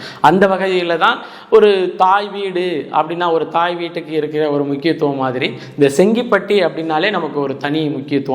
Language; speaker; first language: Tamil; native; Tamil